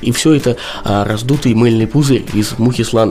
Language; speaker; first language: Russian; native; Russian